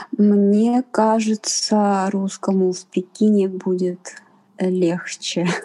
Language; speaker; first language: Russian; non-native, fluent; Chinese